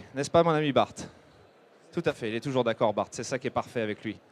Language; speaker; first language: French; native; French